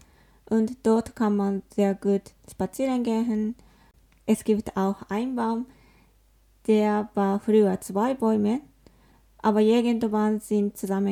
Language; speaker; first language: German; non-native, learner; Japanese